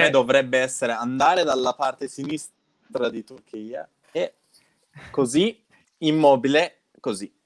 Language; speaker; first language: Italian; non-native, fluent; Turkish